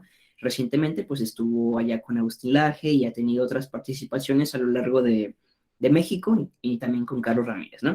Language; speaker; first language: Spanish; native; Spanish